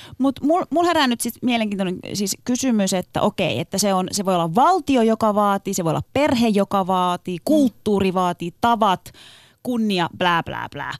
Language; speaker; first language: Finnish; early bilingual, other home language; Turkish